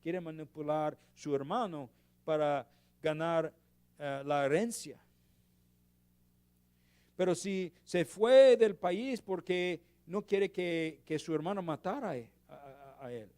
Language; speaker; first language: Spanish; non-native, learner; English